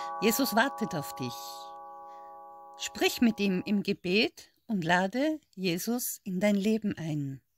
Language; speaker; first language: German; native; German